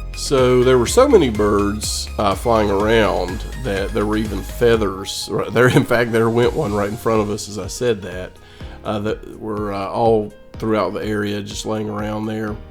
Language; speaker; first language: English; native; English